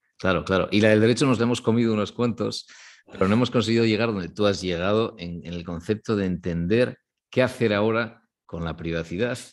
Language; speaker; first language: Spanish; native; Spanish